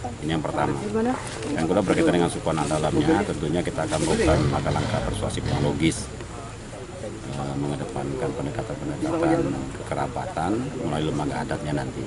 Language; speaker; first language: Indonesian; native; Indonesian